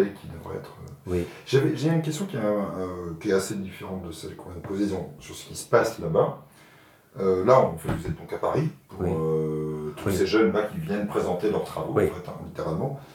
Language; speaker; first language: French; native; French